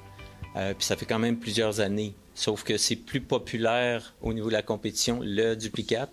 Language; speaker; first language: French; native; French